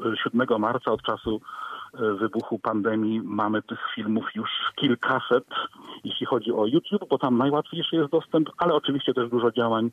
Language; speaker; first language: Polish; native; Polish